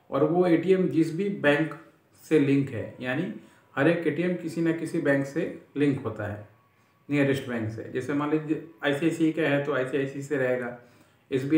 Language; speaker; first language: Hindi; native; Hindi